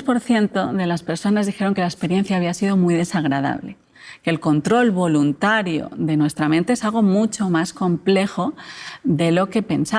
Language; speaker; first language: Spanish; native; Spanish